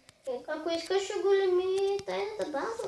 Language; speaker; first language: Bulgarian; native; Bulgarian